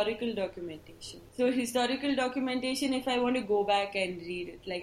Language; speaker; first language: English; non-native, local second language; Tulu